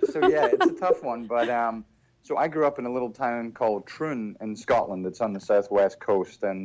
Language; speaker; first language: English; native; English